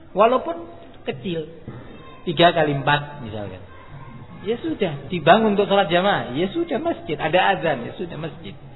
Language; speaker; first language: Indonesian; non-native, local second language; Madurese